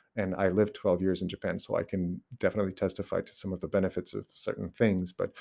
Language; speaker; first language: English; non-native, fluent; Portuguese